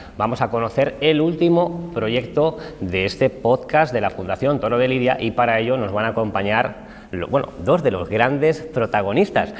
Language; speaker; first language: Spanish; native; Spanish